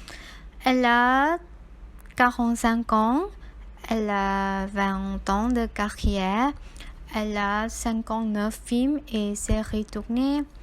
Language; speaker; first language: French; non-native, learner; Thai